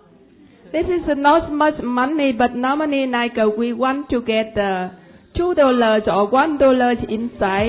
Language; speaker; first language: English; non-native, fluent; Vietnamese